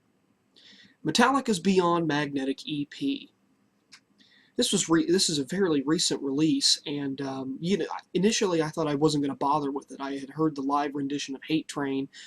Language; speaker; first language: English; native; English